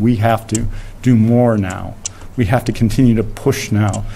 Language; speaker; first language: English; native; English